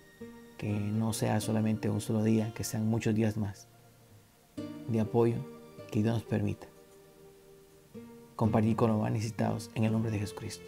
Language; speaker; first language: Spanish; native; Spanish